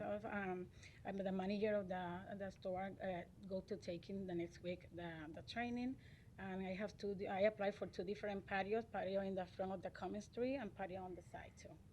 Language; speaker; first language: English; non-native, learner; Spanish